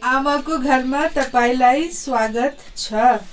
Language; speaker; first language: Nepali; non-native, learner; Hindi